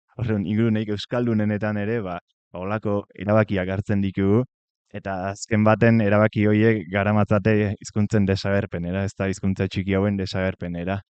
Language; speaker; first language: Basque; native; Basque